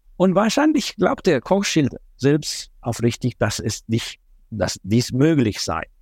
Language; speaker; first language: German; non-native, fluent; Spanish